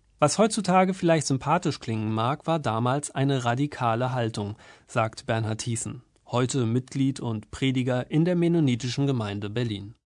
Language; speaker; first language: German; native; German